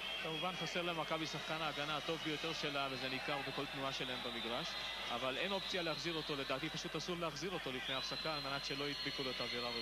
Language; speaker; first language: Hebrew; native; Hebrew